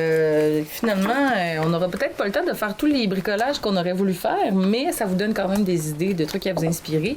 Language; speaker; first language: French; native; French